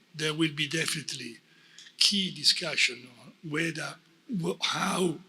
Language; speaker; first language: English; non-native, fluent; Italian